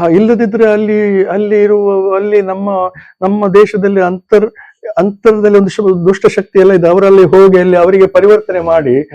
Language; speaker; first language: Kannada; non-native, local second language; Konkani